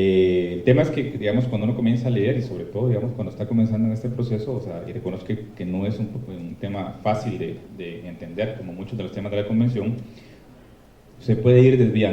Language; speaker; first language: Spanish; native; Spanish